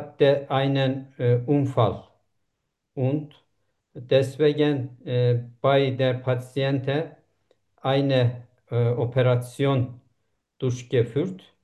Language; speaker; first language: German; non-native, learner; Turkish